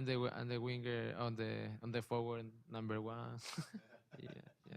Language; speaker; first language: English; non-native, learner; Spanish